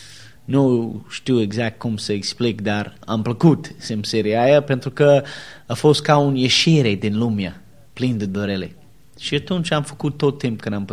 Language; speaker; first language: Romanian; non-native, learner; English